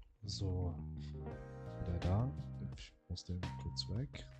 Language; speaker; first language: German; native; German